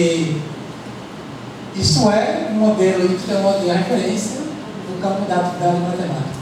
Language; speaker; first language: Portuguese; non-native, fluent; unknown